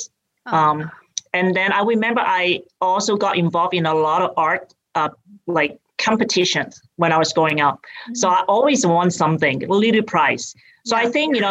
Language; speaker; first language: English; native; English